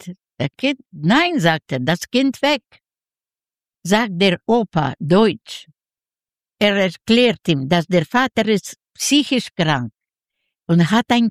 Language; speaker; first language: German; non-native, learner; Yiddish